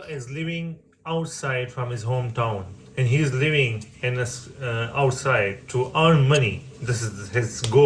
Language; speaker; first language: English; non-native, learner; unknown